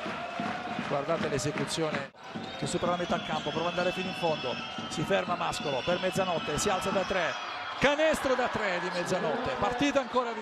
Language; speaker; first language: Italian; native; Italian